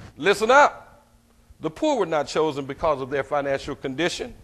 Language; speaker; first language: English; native; English